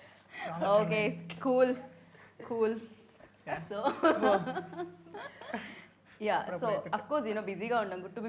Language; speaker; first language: Telugu; native; Telugu